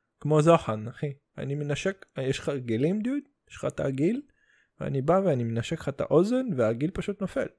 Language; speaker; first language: Hebrew; early bilingual, other home language; Russian